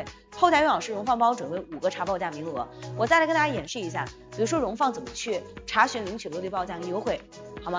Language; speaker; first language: Chinese; native; Chinese